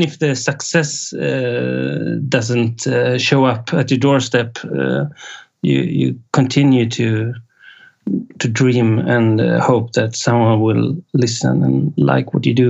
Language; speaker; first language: English; non-native, fluent; Swedish